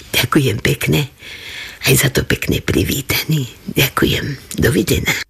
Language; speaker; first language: Slovak; native; Slovak